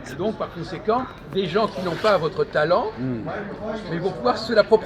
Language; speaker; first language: French; native; French